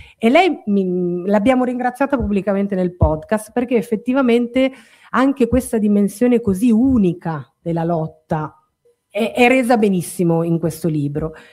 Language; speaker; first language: Italian; early bilingual, other home language; Spanish